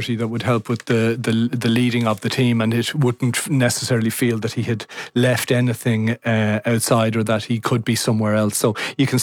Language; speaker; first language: English; native; English